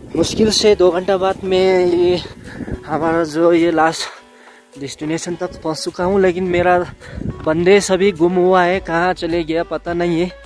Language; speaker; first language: Hindi; non-native, local second language; Nepali